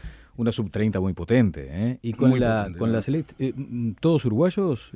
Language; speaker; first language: Spanish; native; Spanish